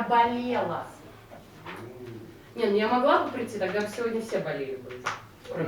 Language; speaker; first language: Russian; native; Russian